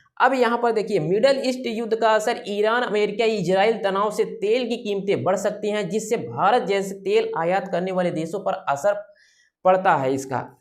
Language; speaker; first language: Hindi; native; Hindi